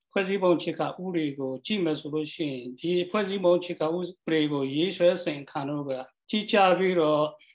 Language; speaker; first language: Burmese; non-native, local second language; Western Kayah